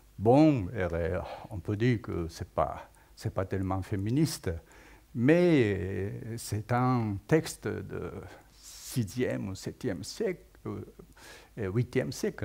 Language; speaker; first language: French; non-native, fluent; Japanese